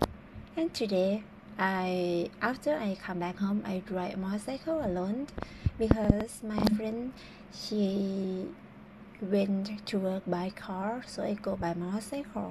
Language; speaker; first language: English; non-native, learner; Thai